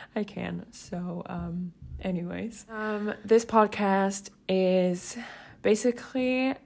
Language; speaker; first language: English; non-native, fluent; Swiss German